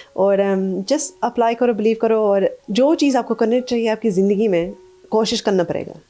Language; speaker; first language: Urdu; early bilingual, heritage; Urdu